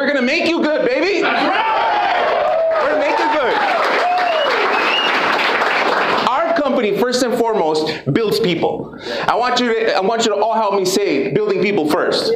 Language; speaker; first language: English; native; English